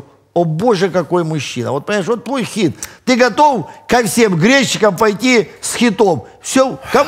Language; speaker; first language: Russian; native; Russian